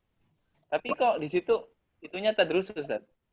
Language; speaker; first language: Indonesian; native; Indonesian